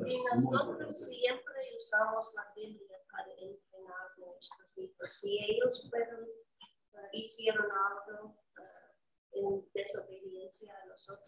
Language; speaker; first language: Spanish; non-native, learner; English